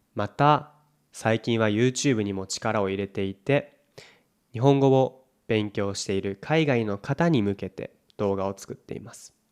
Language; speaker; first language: Japanese; native; Japanese